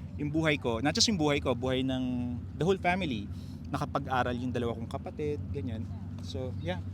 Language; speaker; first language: Filipino; native; Filipino